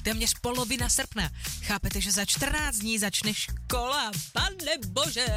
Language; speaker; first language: Czech; native; Czech